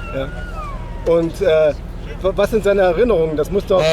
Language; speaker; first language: German; native; German